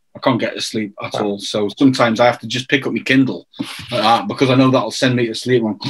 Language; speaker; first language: English; native; English